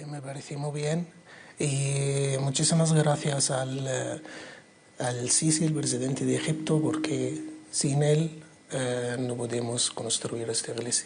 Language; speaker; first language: Spanish; non-native, learner; Arabic